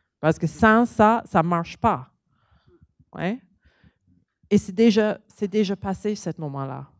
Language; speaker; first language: French; non-native, learner; English